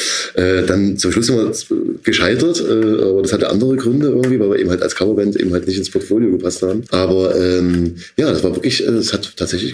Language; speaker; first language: German; native; German